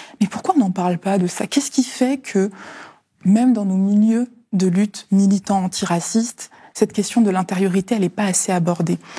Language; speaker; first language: French; early bilingual, other home language; Lingala